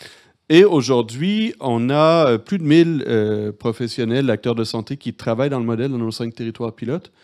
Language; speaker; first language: French; native; French